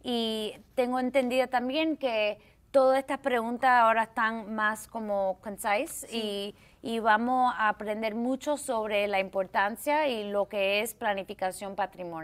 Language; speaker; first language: Spanish; early bilingual, heritage; Spanish